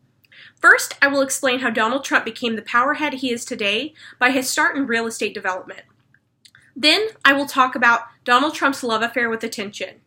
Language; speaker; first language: English; native; English